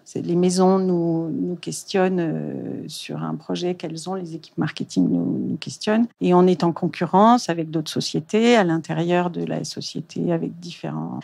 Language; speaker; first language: French; native; French